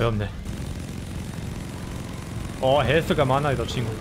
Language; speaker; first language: Korean; non-native, learner; German